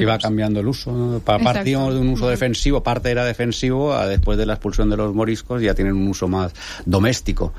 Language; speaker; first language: Spanish; native; Spanish